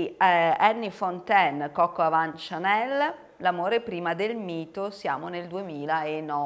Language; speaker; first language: Italian; native; Italian